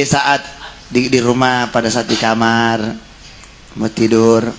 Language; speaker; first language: Indonesian; native; Indonesian